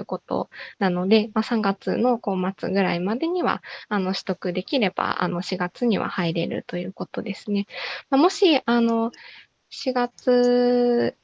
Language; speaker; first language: Japanese; native; Japanese